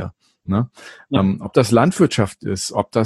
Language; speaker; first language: German; native; German